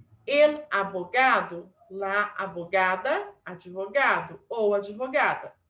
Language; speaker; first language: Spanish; non-native, fluent; Portuguese